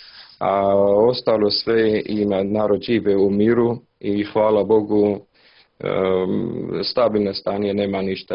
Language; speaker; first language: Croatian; non-native, learner; Arabic